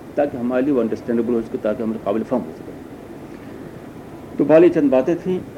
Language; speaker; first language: Urdu; native; Urdu